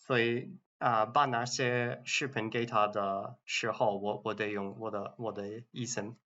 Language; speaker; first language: Chinese; non-native, learner; English